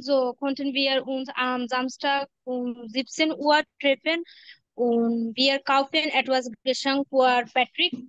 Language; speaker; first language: German; non-native, learner; Bangla